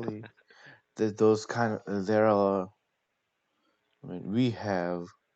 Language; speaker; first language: English; non-native, learner; Korean